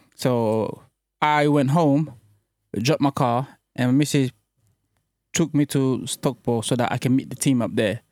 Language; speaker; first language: English; early bilingual, other home language; French